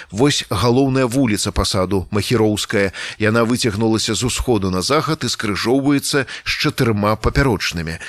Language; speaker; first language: Belarusian; native; Belarusian